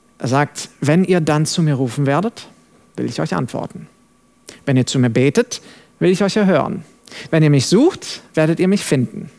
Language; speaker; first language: German; non-native, fluent; English